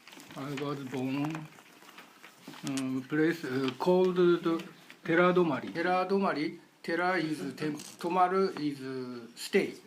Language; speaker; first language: English; non-native, learner; Japanese